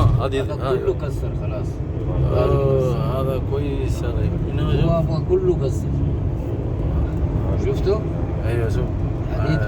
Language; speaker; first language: Arabic; non-native, learner; Malayalam